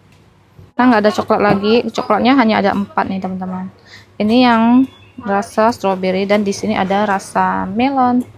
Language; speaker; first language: Indonesian; native; Indonesian